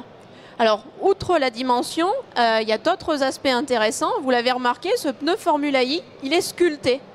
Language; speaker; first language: French; native; French